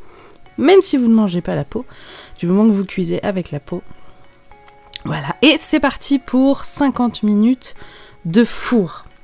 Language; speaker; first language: French; native; French